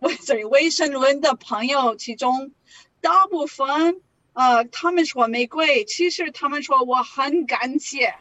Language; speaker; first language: Chinese; non-native, learner; English